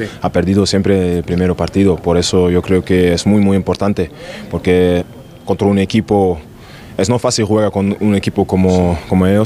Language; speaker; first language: Spanish; non-native, learner; German